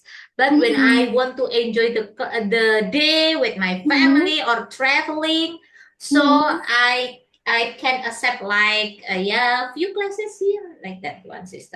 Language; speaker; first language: English; non-native, fluent; Indonesian